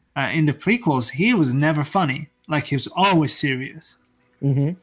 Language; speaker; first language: English; non-native, fluent; Italian